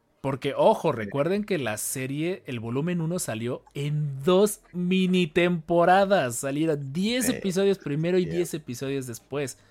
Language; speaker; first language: Spanish; native; Spanish